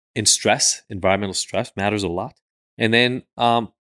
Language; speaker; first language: English; early bilingual, other home language; Hebrew